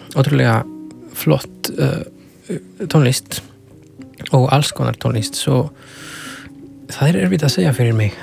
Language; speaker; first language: Icelandic; non-native, fluent; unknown